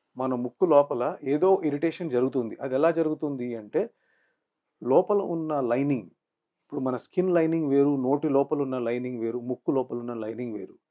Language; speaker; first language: Telugu; non-native, local second language; Urdu